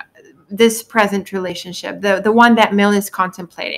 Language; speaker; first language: English; native; English